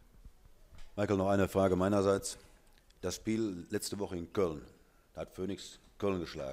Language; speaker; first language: German; native; German